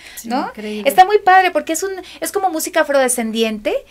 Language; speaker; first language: Spanish; native; Spanish